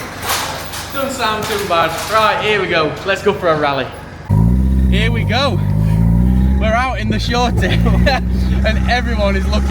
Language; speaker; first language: English; native; English